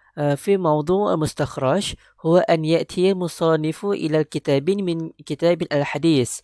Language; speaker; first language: Arabic; non-native, learner; Malay